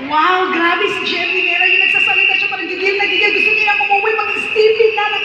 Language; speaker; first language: Filipino; native; Filipino